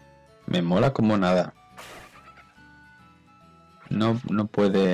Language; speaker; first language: Spanish; native; Spanish